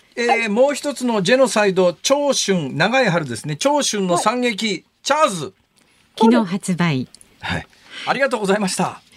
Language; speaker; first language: Japanese; early bilingual, other home language; Chinese